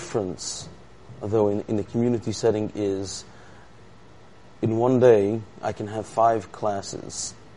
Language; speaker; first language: English; native; English